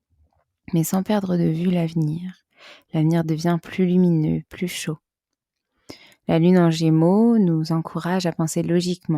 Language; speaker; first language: French; native; French